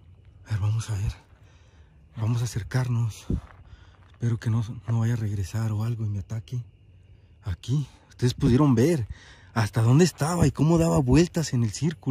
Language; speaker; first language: Spanish; native; Spanish